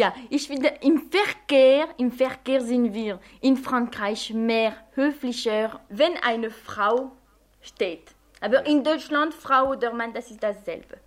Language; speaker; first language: German; non-native, fluent; French